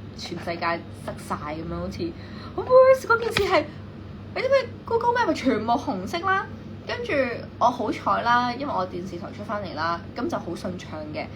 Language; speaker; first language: Cantonese; native; Cantonese